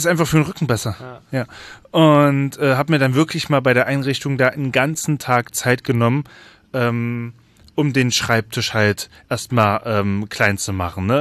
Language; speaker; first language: German; native; German